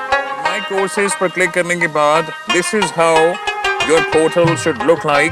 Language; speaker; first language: Hindi; native; Hindi